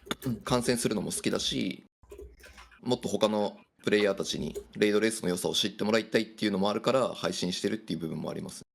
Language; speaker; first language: Japanese; native; Japanese